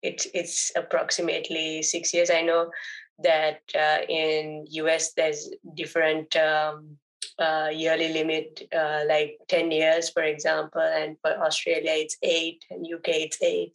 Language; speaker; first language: English; non-native, local second language; Sinhala